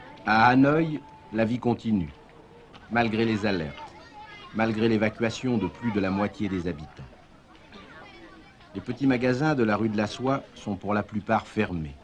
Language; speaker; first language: French; native; French